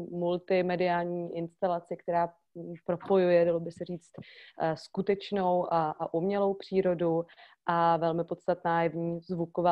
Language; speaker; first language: Czech; native; Czech